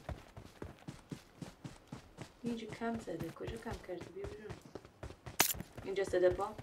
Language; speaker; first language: Persian; native; Persian